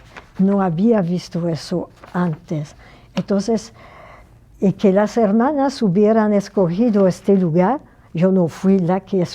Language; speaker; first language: Spanish; non-native, fluent; French